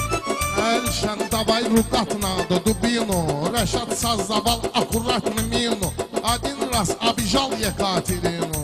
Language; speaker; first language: Russian; non-native, learner; Talysh